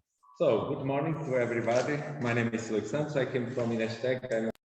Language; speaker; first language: English; non-native, learner; Portuguese